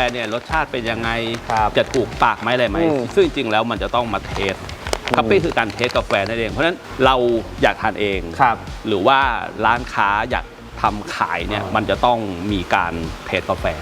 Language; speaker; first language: Thai; native; Thai